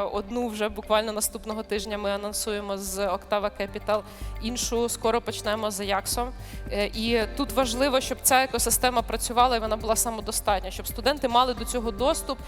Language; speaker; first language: Ukrainian; native; Ukrainian